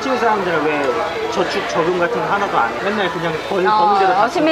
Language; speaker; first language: Korean; native; Korean